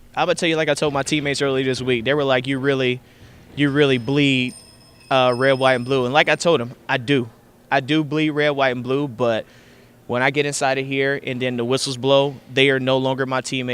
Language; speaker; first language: English; native; English